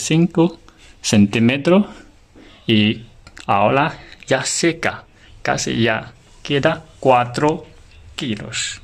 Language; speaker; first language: Spanish; non-native, learner; Chinese